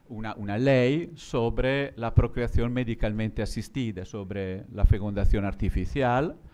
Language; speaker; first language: Spanish; non-native, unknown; Italian